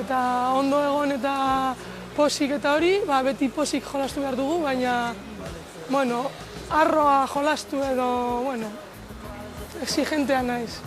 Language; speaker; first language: Basque; non-native, local second language; Spanish